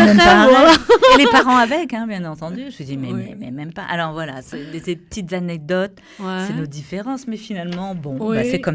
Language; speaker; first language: French; native; French